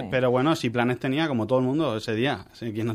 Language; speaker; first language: Spanish; native; Spanish